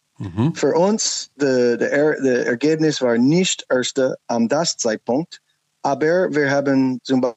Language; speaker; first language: German; non-native, learner; English